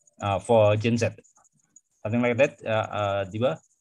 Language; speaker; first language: English; non-native, fluent; Indonesian